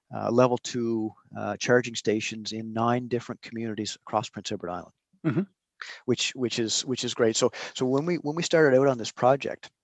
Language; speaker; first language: English; native; English